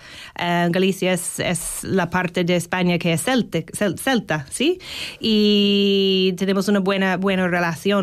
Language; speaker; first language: Spanish; non-native, fluent; English